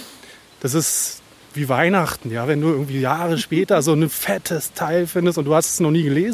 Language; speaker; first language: German; native; German